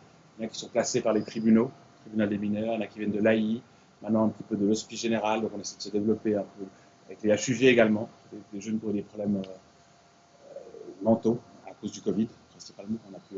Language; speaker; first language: French; native; French